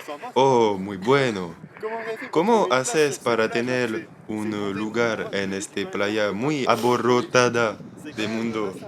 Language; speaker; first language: Spanish; non-native, learner; French